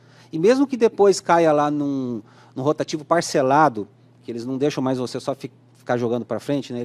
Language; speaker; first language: Portuguese; native; Portuguese